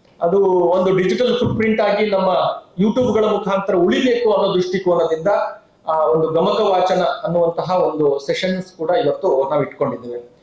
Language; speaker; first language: Kannada; native; Kannada